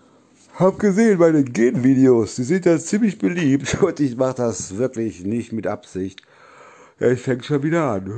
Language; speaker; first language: German; native; German